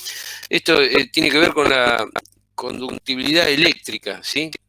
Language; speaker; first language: Spanish; native; Spanish